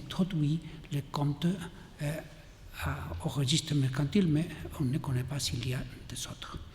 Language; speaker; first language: French; non-native, learner; Catalan